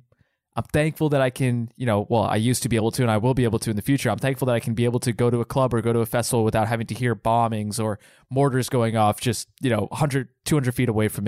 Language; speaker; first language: English; native; English